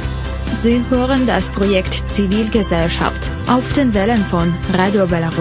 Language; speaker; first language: German; non-native, fluent; Russian